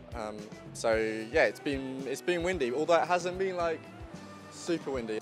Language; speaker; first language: English; native; English